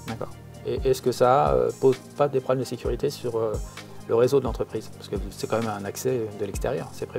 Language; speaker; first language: French; native; French